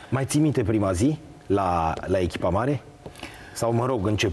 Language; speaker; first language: Romanian; native; Romanian